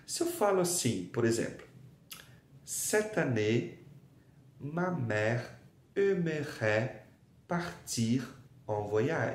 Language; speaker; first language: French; non-native, fluent; Portuguese